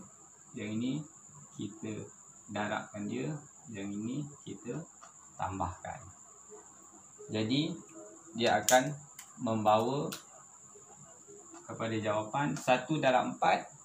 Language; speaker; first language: Malay; native; Malay